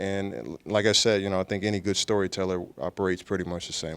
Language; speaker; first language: English; native; English